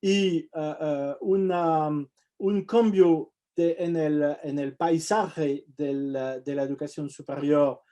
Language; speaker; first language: Spanish; non-native, fluent; French